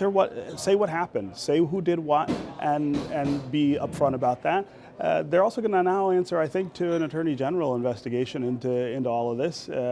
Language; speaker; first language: English; native; English